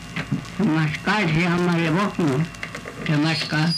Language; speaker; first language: Spanish; non-native, local second language; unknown